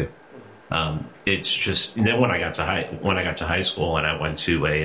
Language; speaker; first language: English; native; English